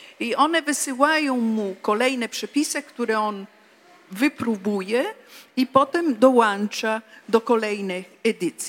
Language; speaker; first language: Polish; non-native, fluent; Italian